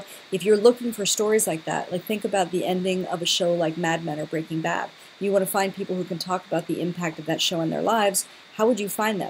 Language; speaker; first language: English; native; English